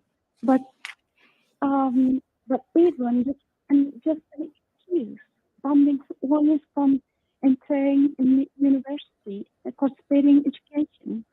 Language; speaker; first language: English; non-native, learner; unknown